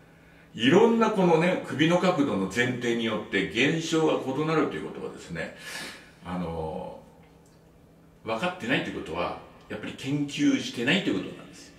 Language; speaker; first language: Japanese; native; Japanese